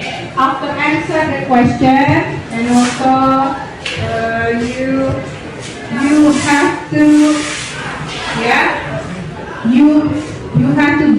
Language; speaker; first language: English; non-native, learner; Indonesian